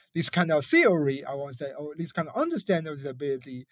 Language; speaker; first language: English; non-native, fluent; Chinese